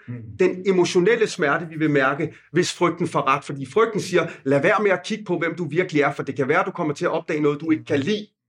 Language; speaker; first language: Danish; non-native, fluent; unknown